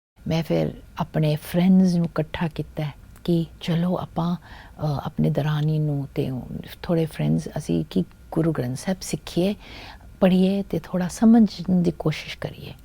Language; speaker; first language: Punjabi; early bilingual, heritage; Punjabi